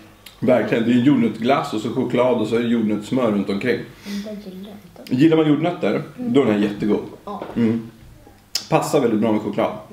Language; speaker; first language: Swedish; native; Swedish